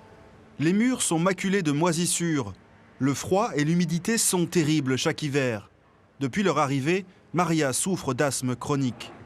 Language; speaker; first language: French; native; French